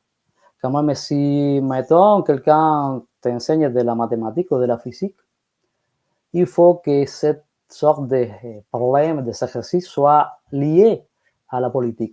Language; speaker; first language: French; non-native, fluent; Spanish